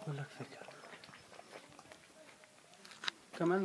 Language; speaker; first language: English; non-native, learner; Arabic